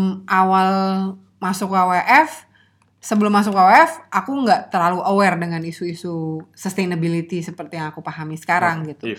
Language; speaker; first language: Indonesian; native; Indonesian